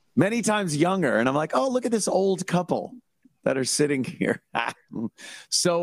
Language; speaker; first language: English; native; English